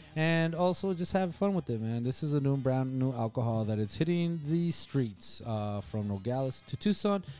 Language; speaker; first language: English; early bilingual, other home language; Spanish